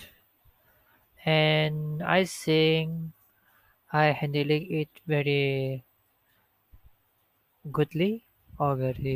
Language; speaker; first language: English; non-native, local second language; Malay